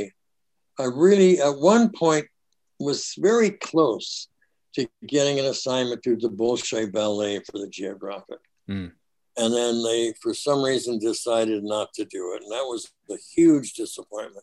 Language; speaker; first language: English; native; English